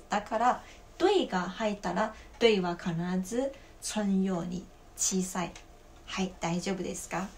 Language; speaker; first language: Japanese; non-native, fluent; Chinese